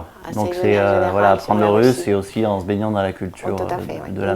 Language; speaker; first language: French; native; French